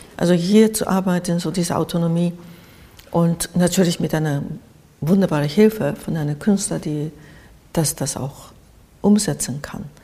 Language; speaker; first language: German; non-native, fluent; Japanese